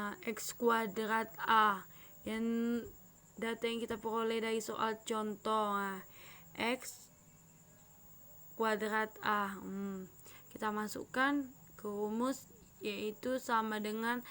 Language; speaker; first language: Indonesian; native; Indonesian